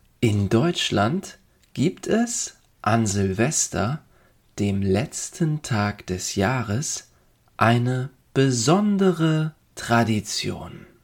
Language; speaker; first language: German; native; German